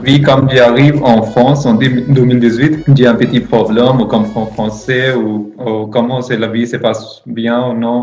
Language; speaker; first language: French; non-native, learner; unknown